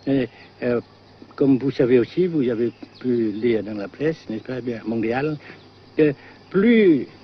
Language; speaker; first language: French; non-native, local second language; Vietnamese